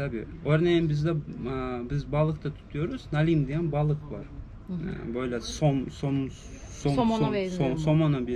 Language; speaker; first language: Turkish; non-native, fluent; Russian